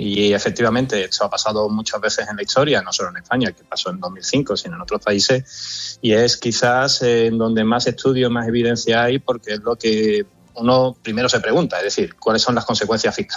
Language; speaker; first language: Spanish; native; Spanish